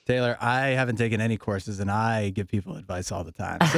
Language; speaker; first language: English; native; English